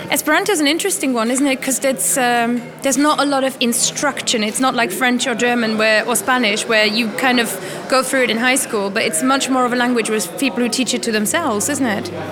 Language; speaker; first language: English; non-native, fluent; German